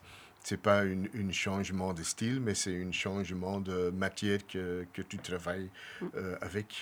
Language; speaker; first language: French; non-native, local second language; Dutch